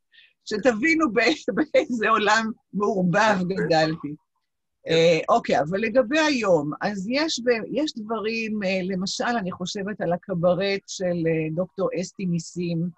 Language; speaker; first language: Hebrew; non-native, local second language; Yiddish